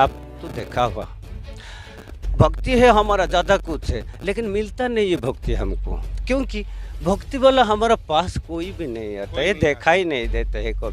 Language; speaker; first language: Hindi; non-native, local second language; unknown